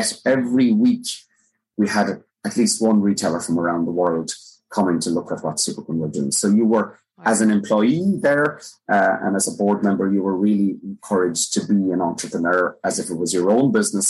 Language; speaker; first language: English; native; English